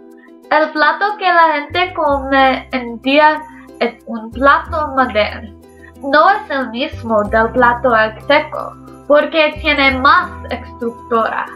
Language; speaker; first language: Spanish; non-native, learner; English